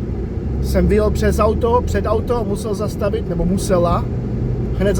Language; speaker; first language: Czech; non-native, fluent; English